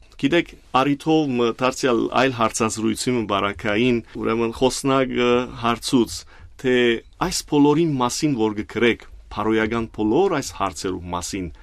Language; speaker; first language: Armenian; early bilingual, heritage; Armenian